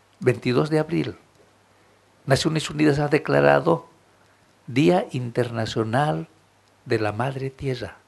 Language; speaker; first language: Spanish; non-native, local second language; Aymara